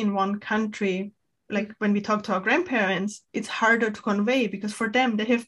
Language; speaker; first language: English; non-native, fluent; German